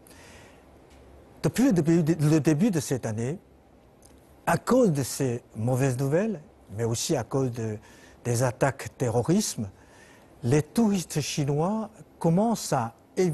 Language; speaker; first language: French; non-native, fluent; Chinese